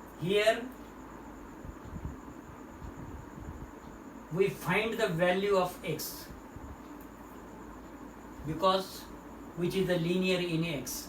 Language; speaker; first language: English; non-native, local second language; Marathi